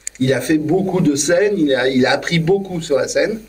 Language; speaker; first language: French; native; French